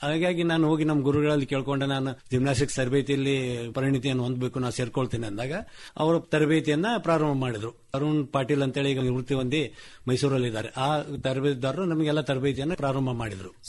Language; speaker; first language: Kannada; native; Kannada